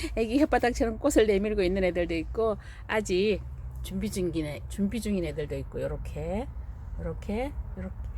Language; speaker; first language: Korean; native; Korean